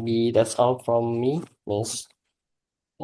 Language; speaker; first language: English; non-native, learner; Indonesian